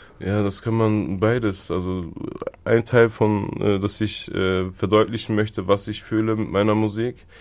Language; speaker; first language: German; early bilingual, other home language; Turkish